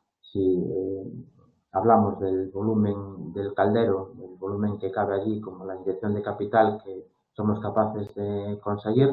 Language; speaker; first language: Spanish; native; Spanish